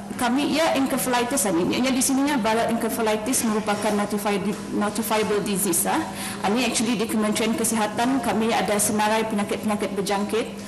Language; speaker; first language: Malay; native; Malay